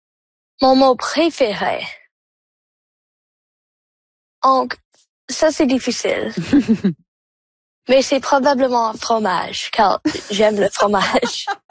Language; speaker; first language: French; non-native, local second language; English